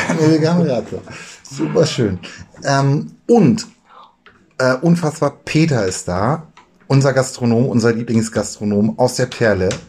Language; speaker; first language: German; native; German